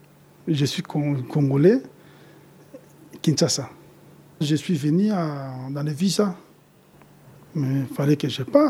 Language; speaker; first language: French; non-native, local second language; Lingala